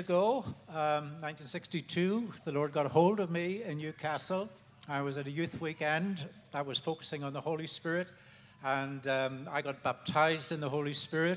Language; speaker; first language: English; native; English